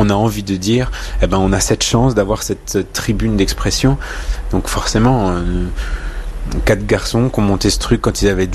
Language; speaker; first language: French; native; French